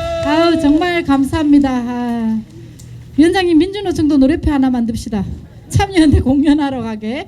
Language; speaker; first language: Korean; native; Korean